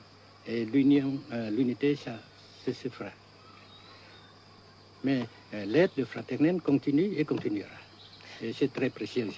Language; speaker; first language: French; non-native, local second language; Vietnamese